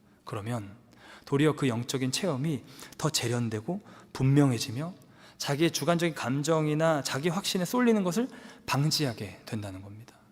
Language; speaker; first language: Korean; native; Korean